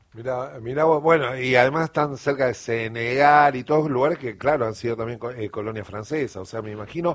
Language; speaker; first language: Spanish; native; Spanish